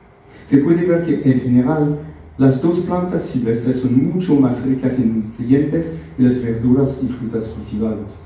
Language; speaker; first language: Spanish; non-native, fluent; French